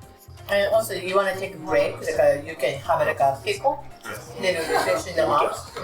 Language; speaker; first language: English; non-native, learner; Japanese